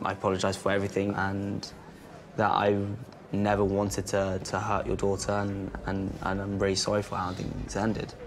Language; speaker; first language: English; native; English